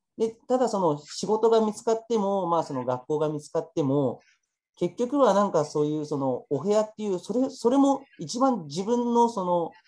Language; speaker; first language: Japanese; early bilingual, other home language; Chinese